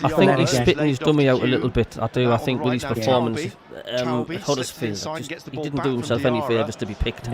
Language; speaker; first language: English; native; English